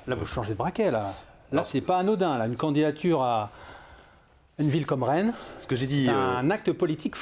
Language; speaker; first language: French; native; French